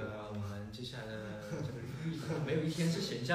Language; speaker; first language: Chinese; non-native, fluent; Thai